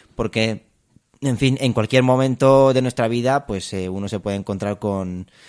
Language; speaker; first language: Spanish; non-native, fluent; Romanian